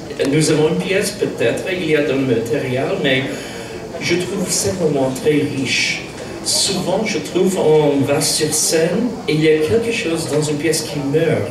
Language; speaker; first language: French; non-native, fluent; English